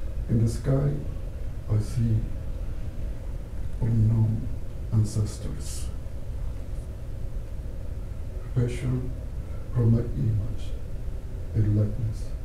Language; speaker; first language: English; non-native, fluent; Spanish